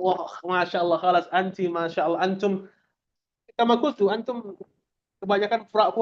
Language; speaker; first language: Arabic; non-native, fluent; Indonesian